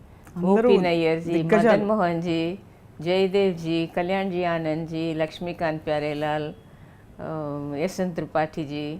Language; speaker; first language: Telugu; non-native, fluent; Tamil